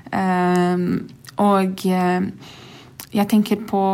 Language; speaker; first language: Norwegian; non-native, fluent; Portuguese